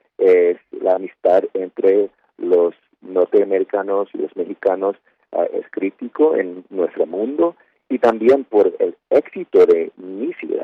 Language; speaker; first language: Spanish; early bilingual, heritage; Spanish